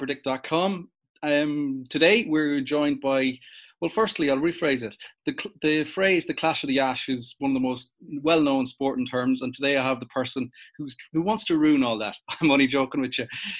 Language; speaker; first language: English; native; English